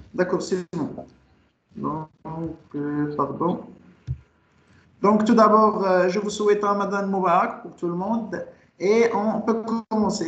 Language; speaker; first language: French; non-native, local second language; Arabic